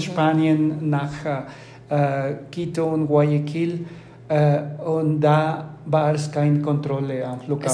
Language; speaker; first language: German; non-native, fluent; Spanish